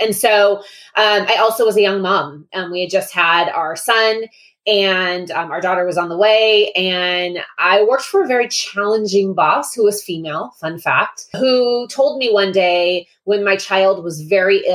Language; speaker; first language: English; native; English